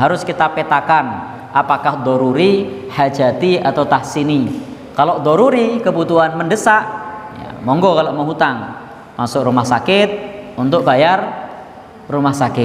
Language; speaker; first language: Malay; non-native, local second language; Javanese